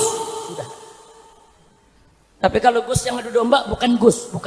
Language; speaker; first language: Indonesian; native; Indonesian